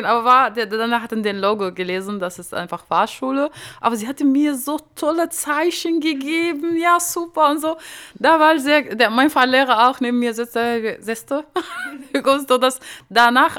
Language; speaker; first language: German; non-native, fluent; Arabic